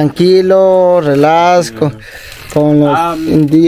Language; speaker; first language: Spanish; non-native, local second language; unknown